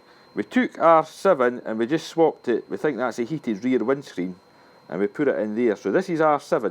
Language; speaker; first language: English; native; English